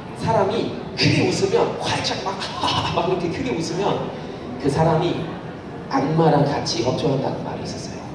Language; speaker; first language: Korean; non-native, fluent; German